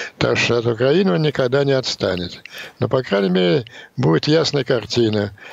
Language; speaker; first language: Russian; native; Russian